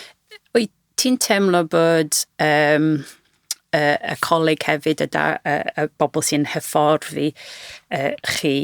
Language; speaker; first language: Welsh; non-native, fluent; English